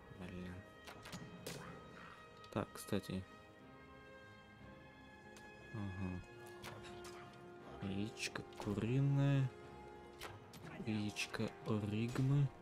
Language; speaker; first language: Russian; native; Russian